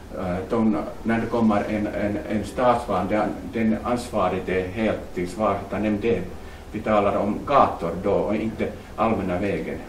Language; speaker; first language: Swedish; native; Swedish